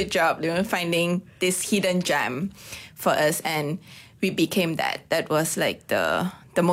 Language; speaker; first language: English; non-native, local second language; Cantonese